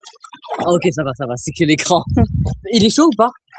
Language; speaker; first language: French; native; French